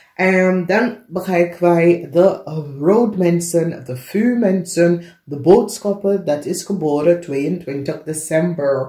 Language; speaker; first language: Dutch; non-native, learner; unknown